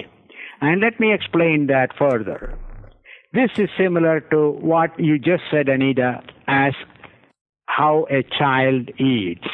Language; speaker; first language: English; non-native, local second language; Malayalam